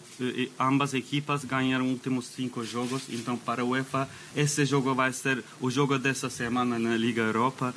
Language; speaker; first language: Portuguese; non-native, fluent; Turkish